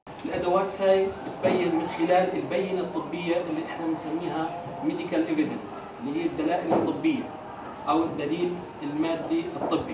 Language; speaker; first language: Arabic; native; Arabic